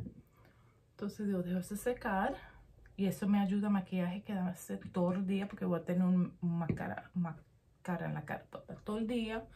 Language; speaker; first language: Spanish; early bilingual, heritage; Spanish